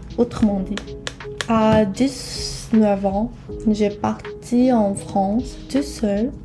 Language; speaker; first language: French; non-native, fluent; Korean